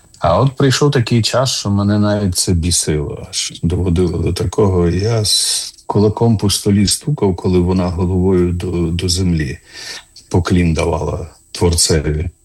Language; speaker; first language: Ukrainian; native; Ukrainian